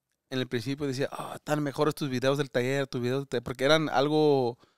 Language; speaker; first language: Spanish; early bilingual, other home language; English